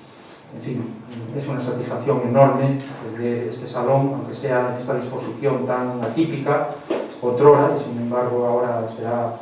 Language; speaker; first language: Spanish; native; Spanish